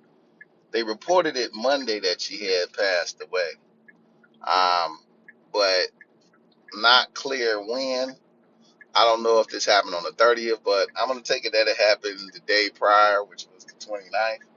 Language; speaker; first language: English; native; English